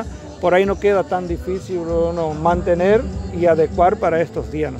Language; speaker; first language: Spanish; native; Spanish